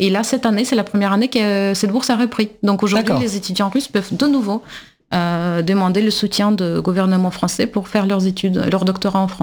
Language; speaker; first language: French; non-native, fluent; Russian